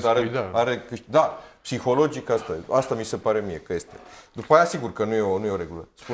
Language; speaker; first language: Romanian; native; Romanian